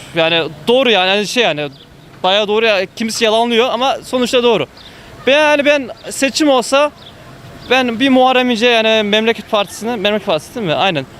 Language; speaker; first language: Turkish; early bilingual, heritage; Turkish